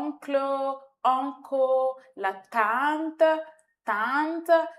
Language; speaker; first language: French; non-native, fluent; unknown